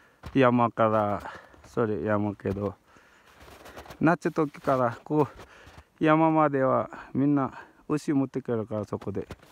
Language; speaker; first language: Japanese; non-native, learner; Hindi